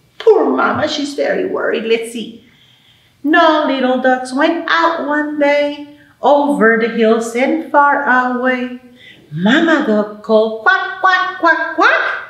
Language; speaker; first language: English; native; English